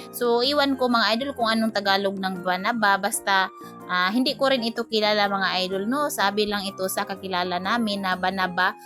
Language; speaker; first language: Filipino; non-native, local second language; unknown